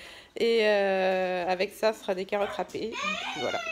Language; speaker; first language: French; native; French